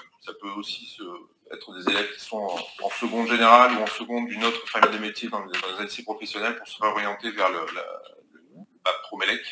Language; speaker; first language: French; native; French